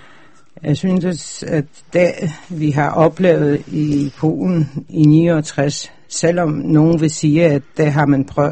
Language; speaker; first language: Danish; non-native, fluent; Polish